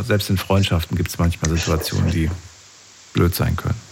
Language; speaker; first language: German; native; German